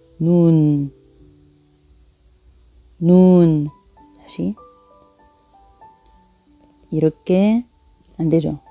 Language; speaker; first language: Korean; non-native, fluent; Arabic